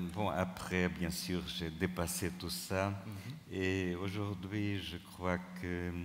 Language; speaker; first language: French; non-native, fluent; Portuguese